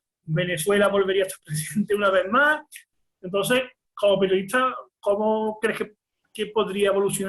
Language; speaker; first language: Spanish; native; Spanish